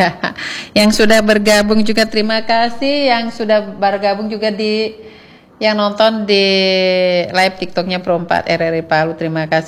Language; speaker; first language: Indonesian; native; Indonesian